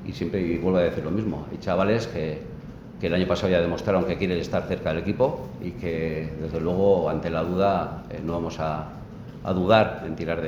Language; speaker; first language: Spanish; native; Spanish